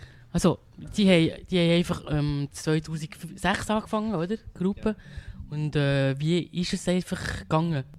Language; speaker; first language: German; non-native, learner; French